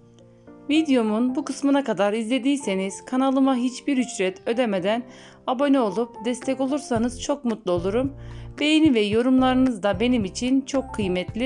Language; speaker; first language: Turkish; native; Turkish